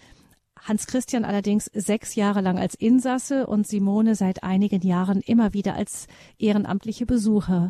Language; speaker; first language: German; native; German